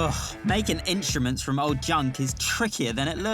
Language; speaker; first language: English; native; English